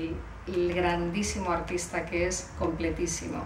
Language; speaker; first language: Spanish; native; Spanish